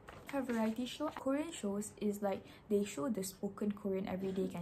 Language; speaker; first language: English; non-native, local second language; Malay